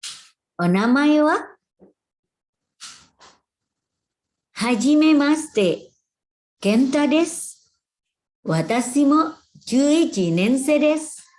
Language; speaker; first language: Japanese; non-native, fluent; Indonesian